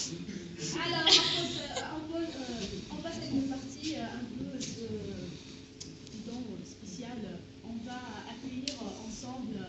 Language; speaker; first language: French; non-native, local second language; Arabic